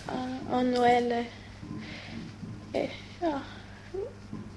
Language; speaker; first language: French; non-native, learner; Swedish